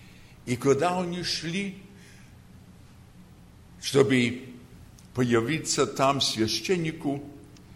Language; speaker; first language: Russian; early bilingual, heritage; Russian